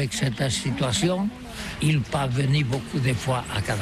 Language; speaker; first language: French; non-native, learner; Catalan